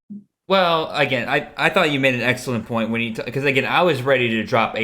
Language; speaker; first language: English; native; English